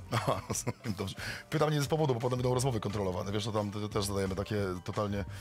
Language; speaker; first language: Polish; native; Polish